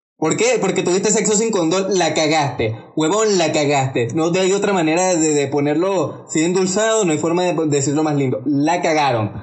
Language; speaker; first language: Spanish; native; Spanish